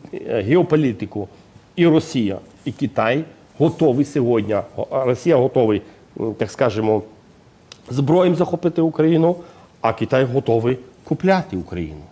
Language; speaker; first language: Ukrainian; non-native, fluent; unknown